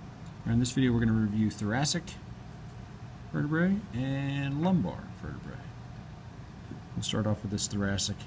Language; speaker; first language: English; native; English